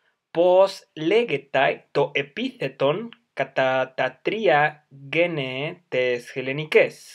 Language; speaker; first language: Greek; non-native, fluent; Spanish